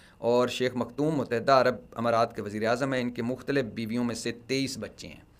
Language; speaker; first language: Urdu; non-native, local second language; Punjabi